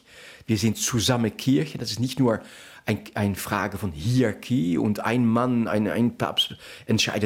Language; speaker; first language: German; non-native, fluent; Dutch